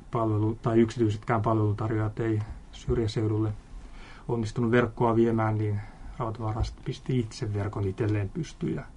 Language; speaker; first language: Finnish; native; Finnish